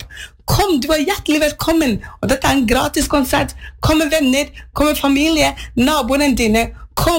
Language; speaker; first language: Norwegian; non-native, fluent; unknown